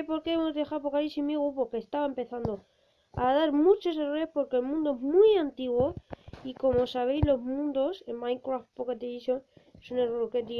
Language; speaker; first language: Spanish; native; Spanish